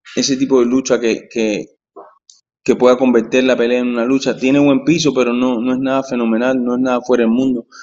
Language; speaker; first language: Spanish; early bilingual, heritage; Spanish